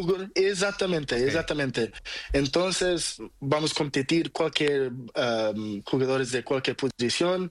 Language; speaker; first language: Spanish; non-native, learner; Portuguese